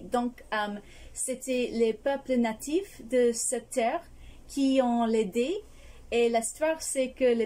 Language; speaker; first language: French; non-native, fluent; English